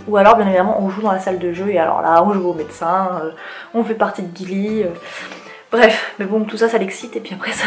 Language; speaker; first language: French; native; French